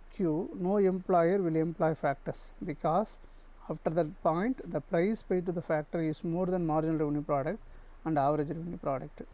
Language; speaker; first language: English; non-native, local second language; Tamil